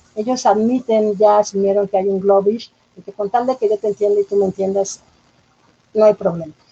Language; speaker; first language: Spanish; native; Spanish